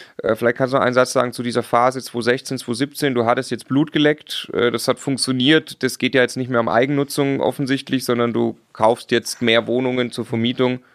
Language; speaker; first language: German; native; German